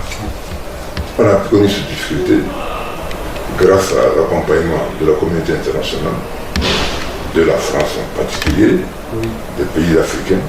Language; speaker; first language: French; non-native, local second language; Bambara